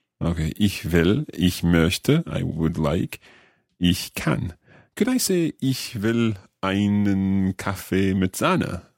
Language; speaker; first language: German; non-native, learner; English